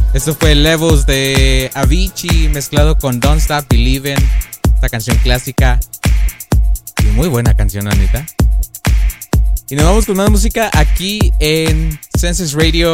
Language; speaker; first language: Spanish; native; Spanish